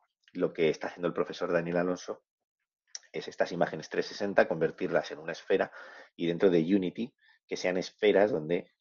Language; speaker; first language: Spanish; native; Spanish